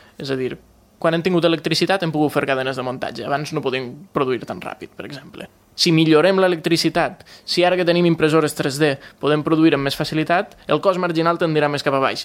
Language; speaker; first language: Catalan; native; Catalan